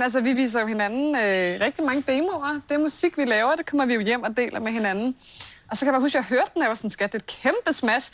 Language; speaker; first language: Danish; native; Danish